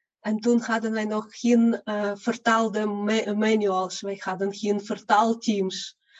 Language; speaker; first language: Dutch; non-native, fluent; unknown